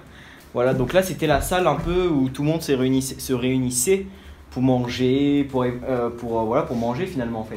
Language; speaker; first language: French; native; French